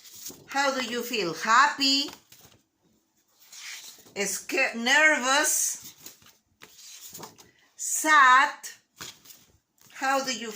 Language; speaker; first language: English; non-native, learner; Spanish